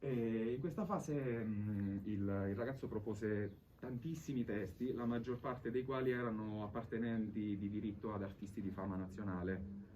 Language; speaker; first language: Italian; native; Italian